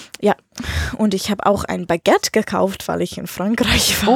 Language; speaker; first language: German; non-native, learner; English